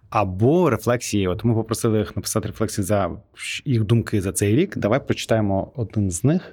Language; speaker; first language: Ukrainian; non-native, fluent; Azerbaijani